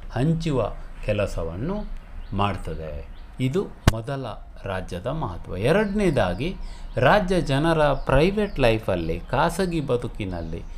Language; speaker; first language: Kannada; non-native, local second language; Konkani